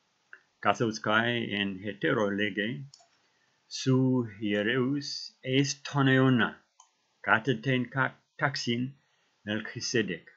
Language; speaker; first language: Greek; non-native, learner; English